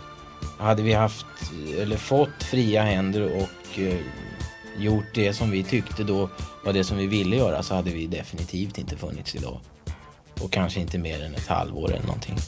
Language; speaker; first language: Swedish; native; Swedish